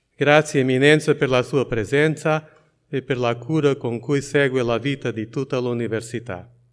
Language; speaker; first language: Italian; non-native, fluent; Portuguese